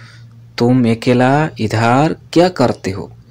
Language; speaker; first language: Hindi; non-native, fluent; Bangla